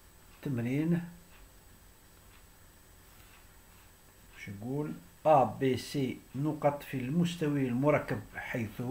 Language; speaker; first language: Arabic; native; Arabic